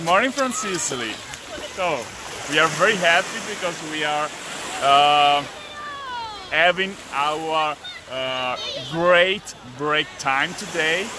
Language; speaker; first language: English; non-native, fluent; Italian